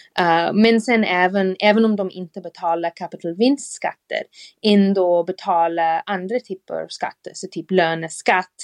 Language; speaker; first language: Swedish; non-native, fluent; English